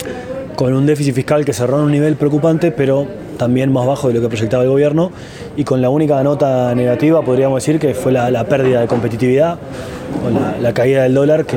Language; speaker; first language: Spanish; native; Spanish